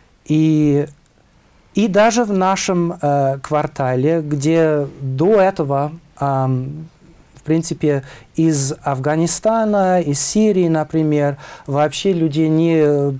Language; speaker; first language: Russian; non-native, fluent; German